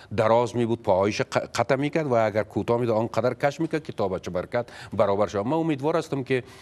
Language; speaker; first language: Persian; native; Persian